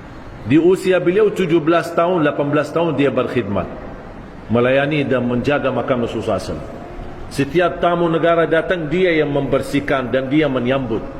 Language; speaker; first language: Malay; non-native, fluent; Arabic